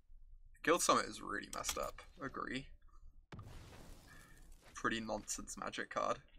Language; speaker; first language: English; native; English